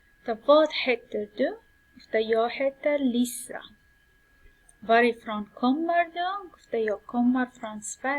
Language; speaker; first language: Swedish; non-native, fluent; Persian